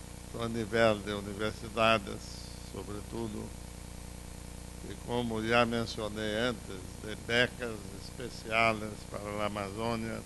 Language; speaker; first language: Portuguese; non-native, fluent; Spanish